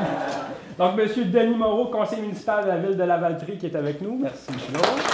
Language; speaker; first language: French; native; French